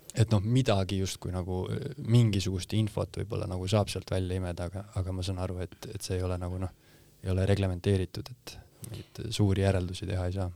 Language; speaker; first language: Estonian; native; Estonian